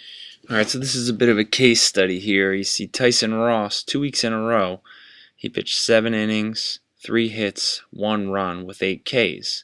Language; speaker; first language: English; native; English